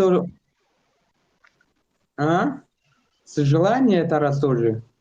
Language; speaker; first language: Russian; non-native, local second language; Tajik